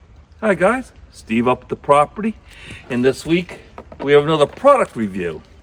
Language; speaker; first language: English; native; English